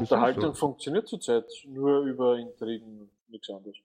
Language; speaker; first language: German; native; German